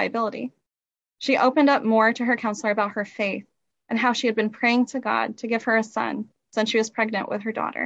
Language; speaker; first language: English; native; English